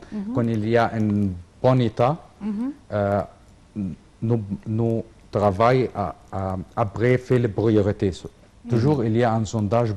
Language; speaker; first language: French; non-native, learner; Arabic